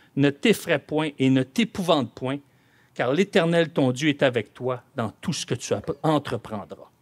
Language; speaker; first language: French; native; French